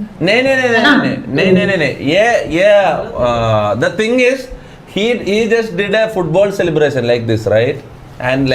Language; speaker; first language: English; non-native, local second language; Malayalam